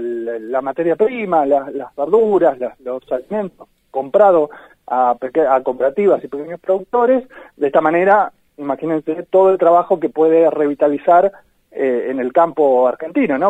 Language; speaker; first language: Spanish; native; Spanish